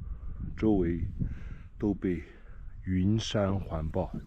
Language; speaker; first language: Chinese; native; Chinese